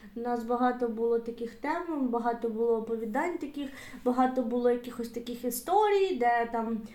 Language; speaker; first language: Ukrainian; native; Ukrainian